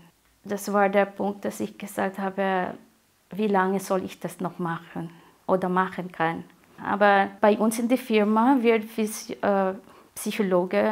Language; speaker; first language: German; non-native, fluent; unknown